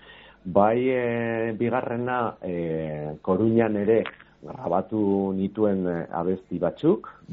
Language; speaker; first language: Basque; non-native, local second language; Spanish